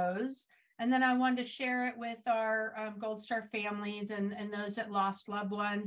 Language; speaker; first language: English; native; English